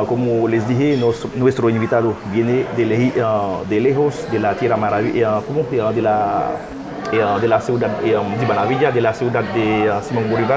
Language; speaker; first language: Spanish; non-native, fluent; Haitian Creole